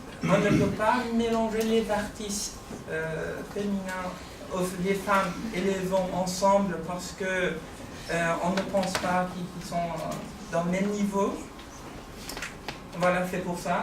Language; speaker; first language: French; non-native, fluent; Persian